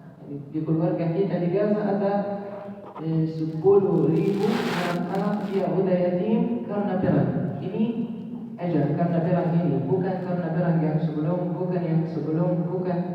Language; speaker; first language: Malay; non-native, learner; Arabic